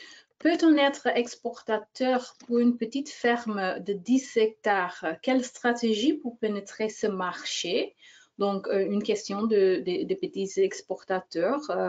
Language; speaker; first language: French; non-native, fluent; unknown